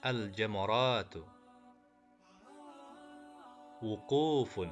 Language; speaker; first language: Arabic; non-native, fluent; Indonesian